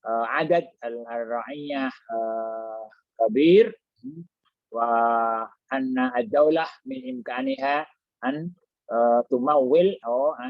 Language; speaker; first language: Arabic; non-native, fluent; Indonesian